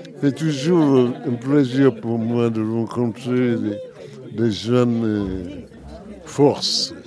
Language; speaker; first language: French; non-native, learner; English